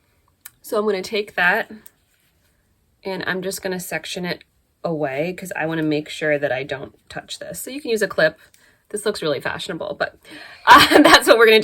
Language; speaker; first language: English; native; English